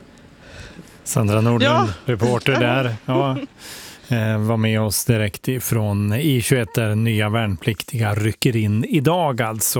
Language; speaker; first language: Swedish; native; Swedish